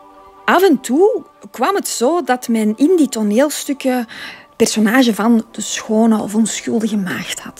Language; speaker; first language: Dutch; native; Dutch